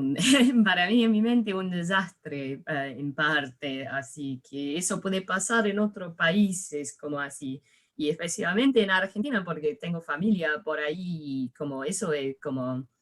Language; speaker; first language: Spanish; early bilingual, heritage; English